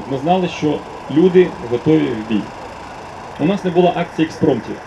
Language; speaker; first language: Ukrainian; non-native, local second language; Russian